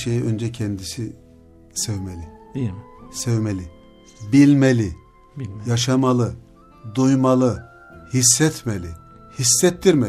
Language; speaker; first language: Turkish; native; Turkish